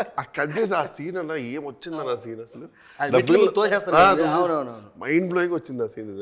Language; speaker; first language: Telugu; native; Telugu